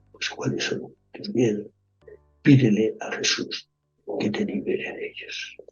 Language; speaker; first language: Spanish; native; Spanish